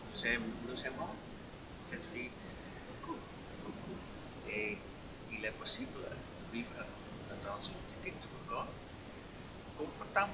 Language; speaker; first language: French; non-native, learner; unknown